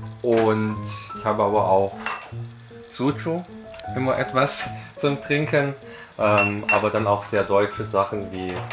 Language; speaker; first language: German; early bilingual, other home language; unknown